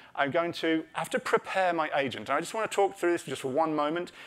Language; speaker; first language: English; native; English